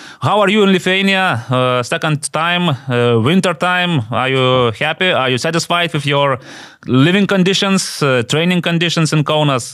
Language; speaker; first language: English; non-native, fluent; Lithuanian